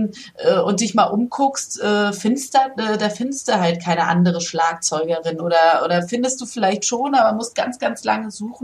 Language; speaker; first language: German; native; German